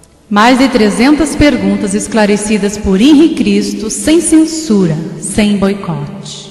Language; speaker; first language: Portuguese; native; Portuguese